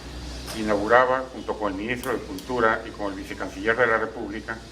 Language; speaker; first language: Spanish; native; Spanish